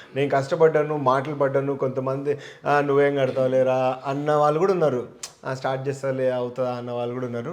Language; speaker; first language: Telugu; native; Telugu